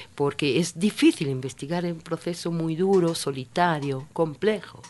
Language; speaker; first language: Spanish; non-native, fluent; Italian